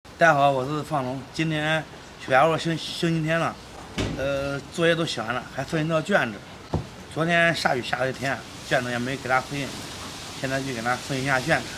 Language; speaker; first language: Chinese; native; Chinese